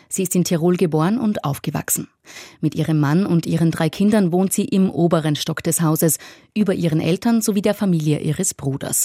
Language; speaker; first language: German; native; German